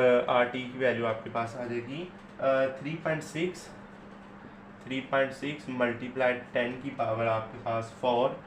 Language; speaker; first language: Hindi; non-native, local second language; Punjabi